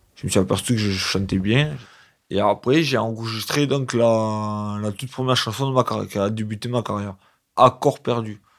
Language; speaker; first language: French; native; French